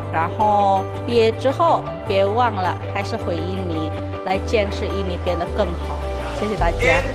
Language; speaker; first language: Chinese; non-native, fluent; Indonesian